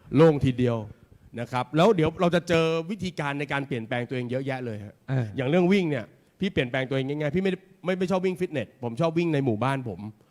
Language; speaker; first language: Thai; native; Thai